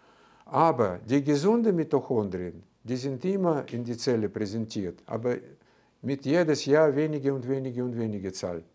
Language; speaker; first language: German; non-native, fluent; Russian